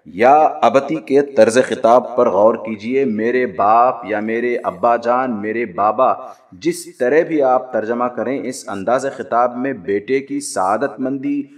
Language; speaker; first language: Urdu; native; Urdu